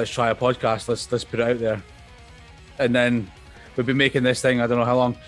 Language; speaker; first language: English; native; English